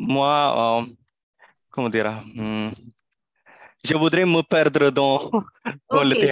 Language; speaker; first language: French; non-native, fluent; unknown